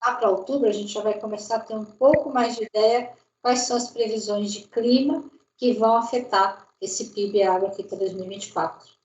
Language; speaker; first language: Portuguese; native; Portuguese